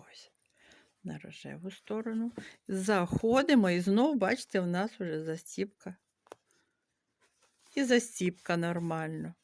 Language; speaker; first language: Ukrainian; native; Ukrainian